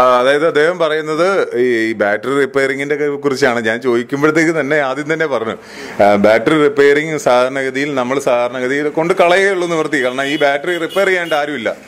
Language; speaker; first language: Malayalam; native; Malayalam